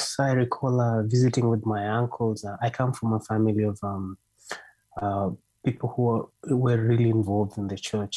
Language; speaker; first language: English; non-native, local second language; Luyia